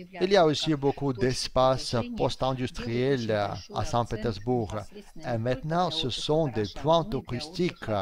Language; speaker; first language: French; non-native, fluent; Russian